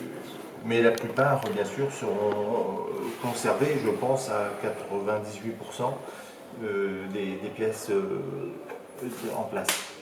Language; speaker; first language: French; native; French